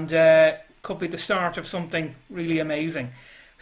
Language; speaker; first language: English; native; English